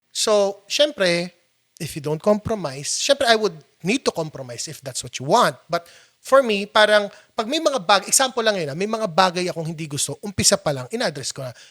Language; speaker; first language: Filipino; native; Filipino